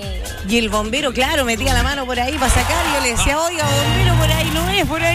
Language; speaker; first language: Spanish; native; Spanish